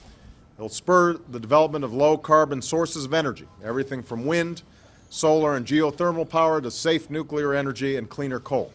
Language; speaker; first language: English; native; English